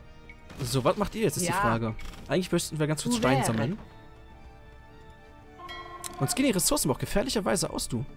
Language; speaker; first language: German; native; German